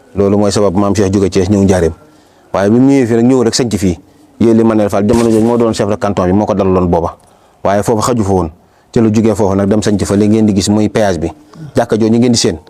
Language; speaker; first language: Wolof; native; Wolof